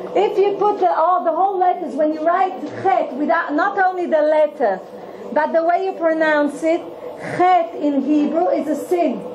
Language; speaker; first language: English; non-native, fluent; Hebrew